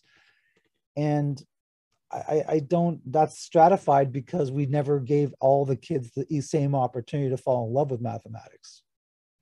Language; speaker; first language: English; native; English